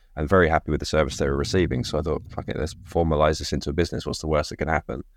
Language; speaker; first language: English; native; English